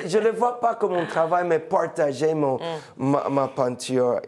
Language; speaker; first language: French; non-native, fluent; English